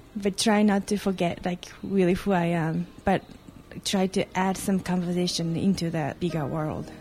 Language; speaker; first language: English; non-native, fluent; Japanese